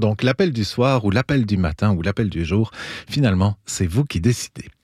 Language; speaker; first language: French; native; French